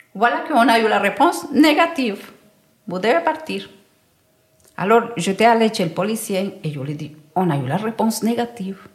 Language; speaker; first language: French; non-native, learner; Spanish